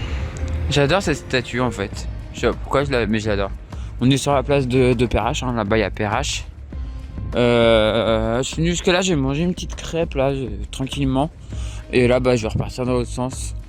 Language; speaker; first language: French; native; French